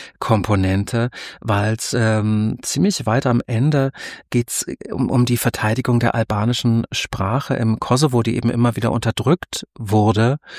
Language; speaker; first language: German; native; German